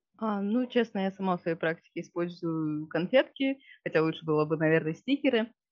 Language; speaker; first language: Russian; native; Russian